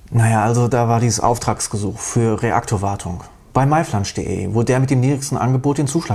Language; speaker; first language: German; native; German